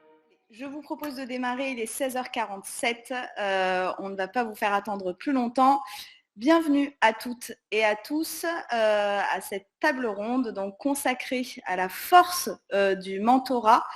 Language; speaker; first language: French; native; French